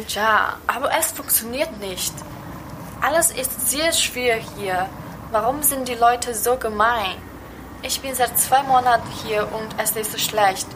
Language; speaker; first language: German; non-native, learner; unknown